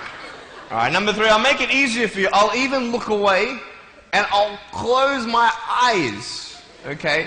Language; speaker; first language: English; native; English